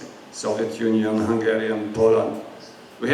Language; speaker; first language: English; non-native, learner; Polish